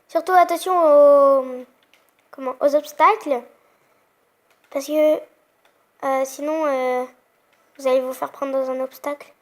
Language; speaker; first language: French; native; French